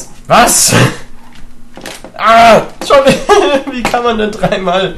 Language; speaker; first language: German; native; German